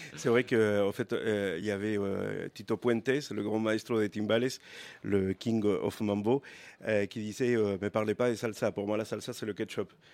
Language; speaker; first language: French; non-native, fluent; Spanish